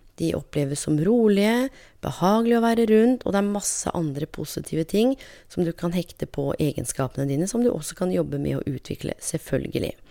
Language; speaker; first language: Norwegian; native; Norwegian